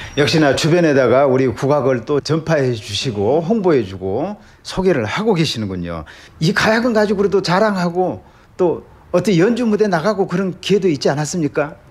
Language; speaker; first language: Korean; native; Korean